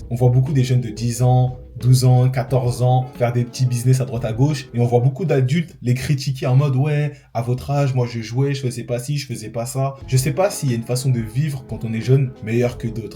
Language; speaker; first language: French; native; French